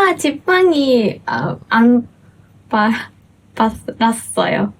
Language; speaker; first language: Korean; non-native, fluent; Japanese